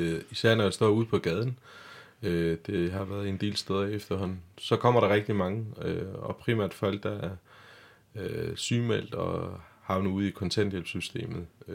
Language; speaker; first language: Danish; non-native, fluent; Turkish